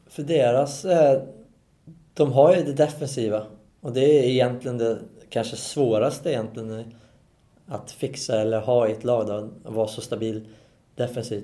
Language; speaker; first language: Swedish; native; Swedish